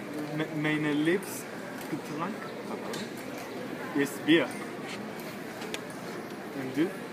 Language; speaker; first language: German; non-native, learner; Spanish